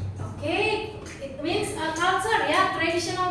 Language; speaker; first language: English; non-native, learner; Indonesian